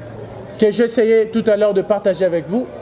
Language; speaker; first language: French; non-native, local second language; Lingala